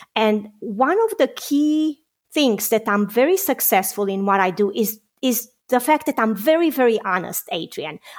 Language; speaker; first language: English; non-native, fluent; Romanian